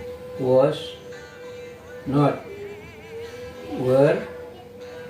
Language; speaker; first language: English; non-native, fluent; Indonesian